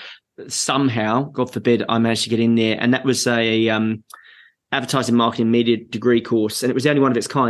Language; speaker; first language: English; native; English